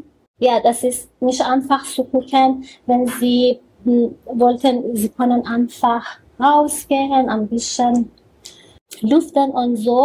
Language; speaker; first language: German; non-native, learner; Persian